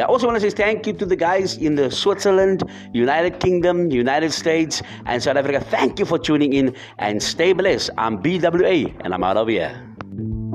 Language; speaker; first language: English; non-native, local second language; Afrikaans